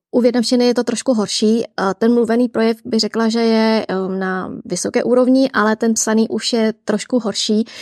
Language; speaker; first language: Czech; early bilingual, other home language; Vietnamese